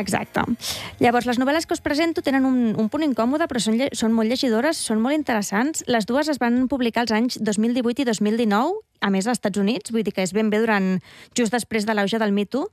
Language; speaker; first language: Catalan; native; Catalan